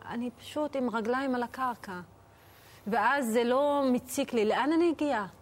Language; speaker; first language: Hebrew; non-native, local second language; Arabic